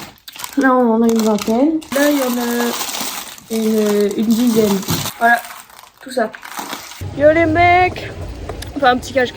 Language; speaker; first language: French; native; French